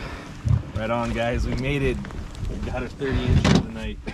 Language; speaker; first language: English; native; English